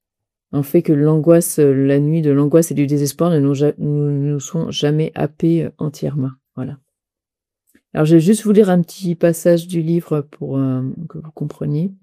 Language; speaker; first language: French; native; French